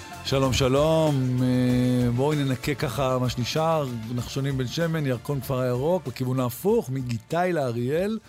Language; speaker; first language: Hebrew; native; Hebrew